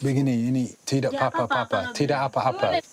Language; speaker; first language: Indonesian; non-native, learner; English